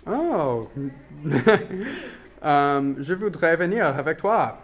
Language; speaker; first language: French; non-native, learner; English